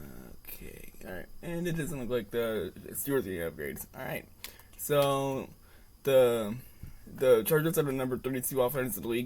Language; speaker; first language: English; native; English